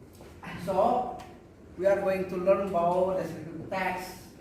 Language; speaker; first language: English; non-native, learner; Indonesian